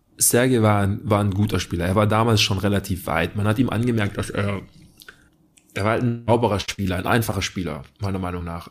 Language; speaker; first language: German; early bilingual, other home language; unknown